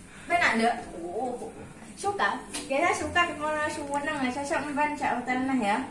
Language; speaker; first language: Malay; non-native, local second language; Javanese